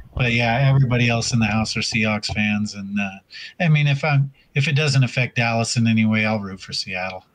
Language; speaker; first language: English; native; English